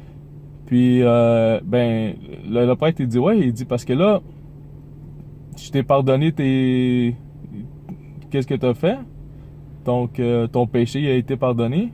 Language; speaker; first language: French; native; French